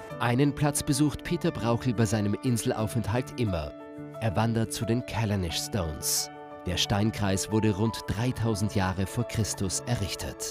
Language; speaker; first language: German; native; German